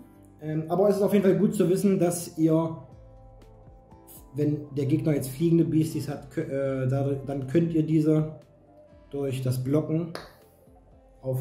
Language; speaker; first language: German; native; German